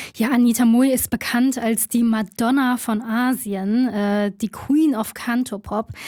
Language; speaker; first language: German; early bilingual, other home language; Cantonese